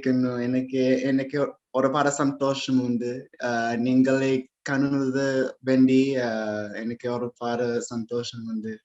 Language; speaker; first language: Malayalam; non-native, learner; English